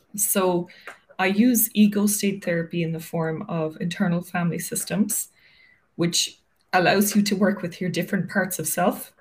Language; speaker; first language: English; native; English